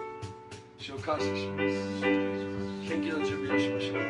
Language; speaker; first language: Japanese; non-native, fluent; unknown